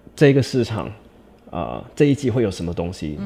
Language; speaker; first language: Chinese; non-native, fluent; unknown